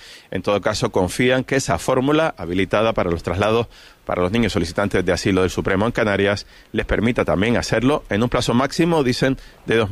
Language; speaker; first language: Spanish; native; Spanish